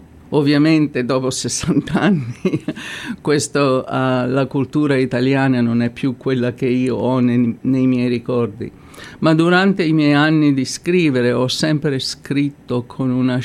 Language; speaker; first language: Italian; native; Italian